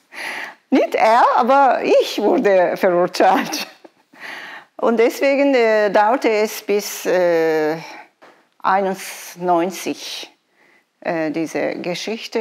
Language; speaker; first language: German; non-native, fluent; Turkish